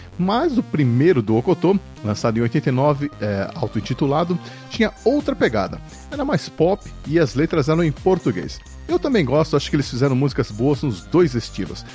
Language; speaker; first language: Portuguese; native; Portuguese